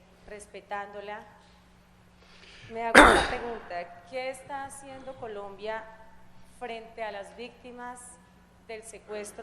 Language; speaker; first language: Spanish; native; Spanish